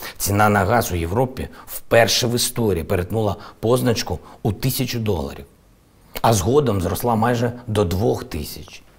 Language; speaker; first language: Ukrainian; non-native, local second language; Russian